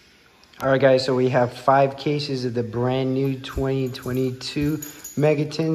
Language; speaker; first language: English; native; English